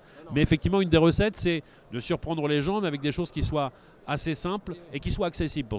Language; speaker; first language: French; native; French